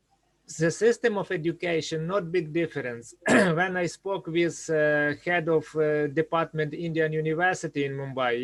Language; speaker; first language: English; non-native, learner; Ukrainian